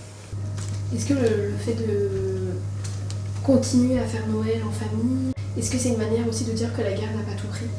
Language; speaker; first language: French; native; French